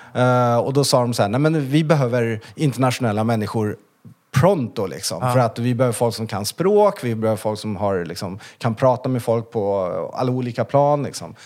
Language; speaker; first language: Swedish; early bilingual, other home language; Chinese